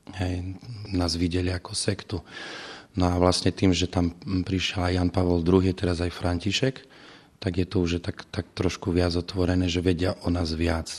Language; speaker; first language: Slovak; native; Slovak